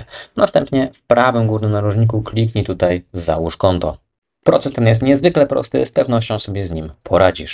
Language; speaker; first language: Polish; native; Polish